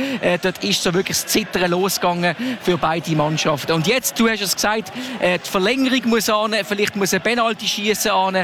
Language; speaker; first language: German; native; German